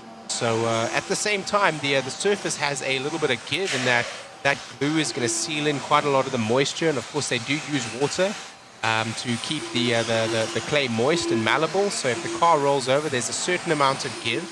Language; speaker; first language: English; native; English